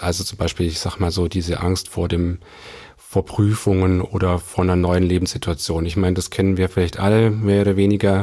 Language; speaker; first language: German; native; German